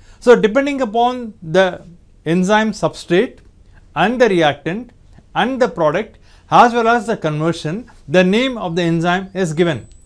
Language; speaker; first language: English; non-native, local second language; Tamil